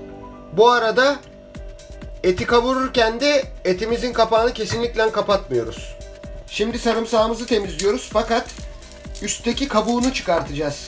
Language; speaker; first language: Turkish; native; Turkish